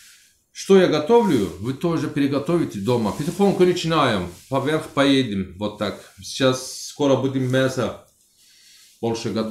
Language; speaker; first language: Russian; non-native, learner; Turkish